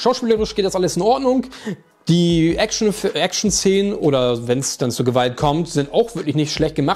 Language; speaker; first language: German; native; German